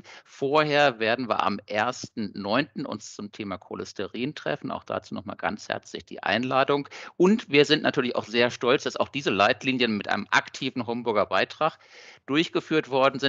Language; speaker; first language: German; native; German